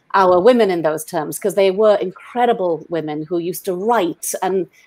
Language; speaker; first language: English; native; English